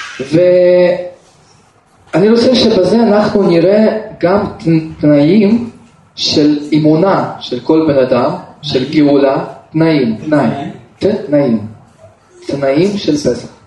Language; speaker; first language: Hebrew; non-native, fluent; Russian